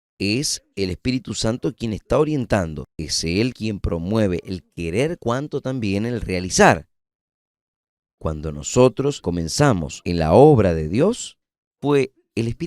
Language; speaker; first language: Spanish; non-native, fluent; Portuguese